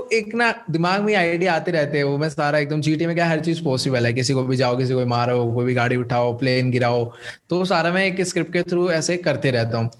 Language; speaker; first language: Hindi; native; Hindi